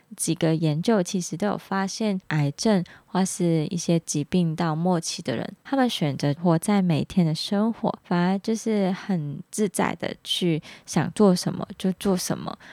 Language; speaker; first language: Chinese; non-native, local second language; Cantonese